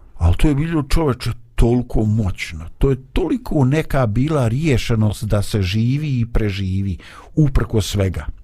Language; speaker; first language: Bosnian; native; Bosnian